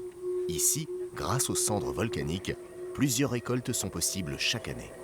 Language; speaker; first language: French; native; French